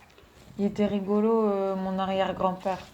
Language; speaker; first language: French; native; French